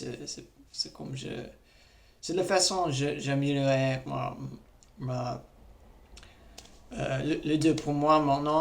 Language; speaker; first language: French; non-native, learner; English